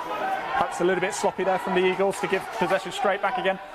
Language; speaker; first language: English; native; English